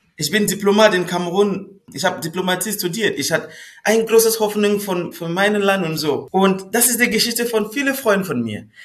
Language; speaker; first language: German; non-native, fluent; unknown